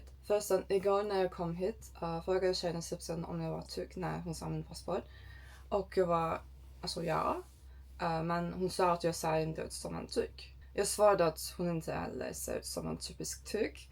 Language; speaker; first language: Swedish; non-native, learner; Turkish